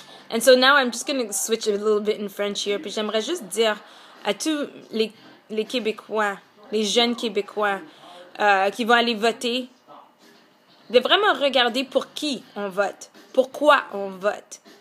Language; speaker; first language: French; early bilingual, heritage; French